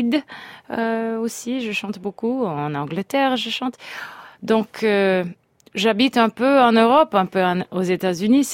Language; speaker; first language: French; non-native, fluent; Spanish